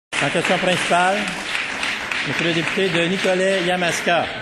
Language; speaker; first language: French; native; French